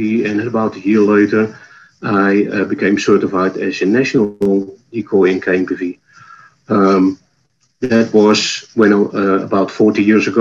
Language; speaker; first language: English; non-native, fluent; Dutch